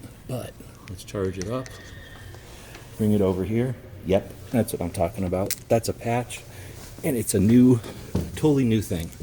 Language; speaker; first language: English; native; English